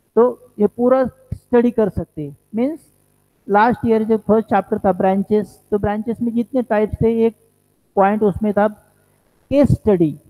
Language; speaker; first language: Hindi; non-native, local second language; Marathi